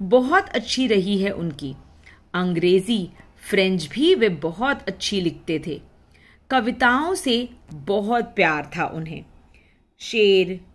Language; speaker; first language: Hindi; non-native, local second language; Marathi